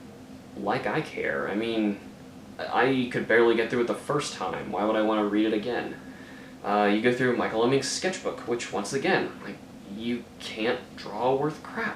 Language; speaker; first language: English; native; English